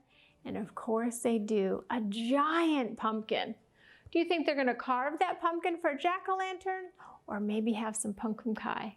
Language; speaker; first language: English; native; English